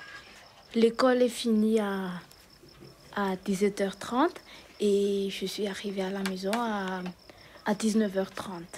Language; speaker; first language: French; non-native, local second language; Malagasy